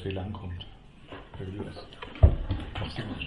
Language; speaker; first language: German; native; German